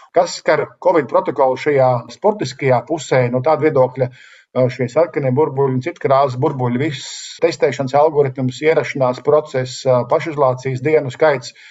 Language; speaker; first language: Latvian; native; Latvian